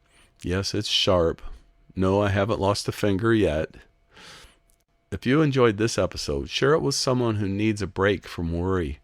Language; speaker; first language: English; native; English